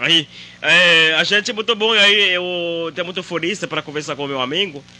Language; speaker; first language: Portuguese; non-native, learner; Haitian Creole